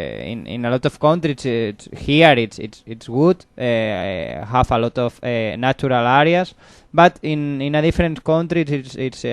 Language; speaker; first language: English; non-native, learner; Spanish